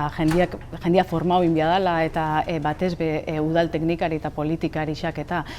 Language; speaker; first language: Basque; native; Basque